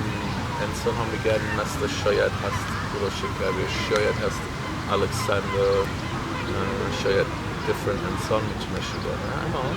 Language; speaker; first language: Persian; non-native, learner; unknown